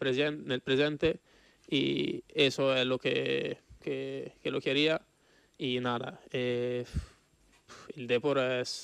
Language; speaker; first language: Spanish; non-native, fluent; Italian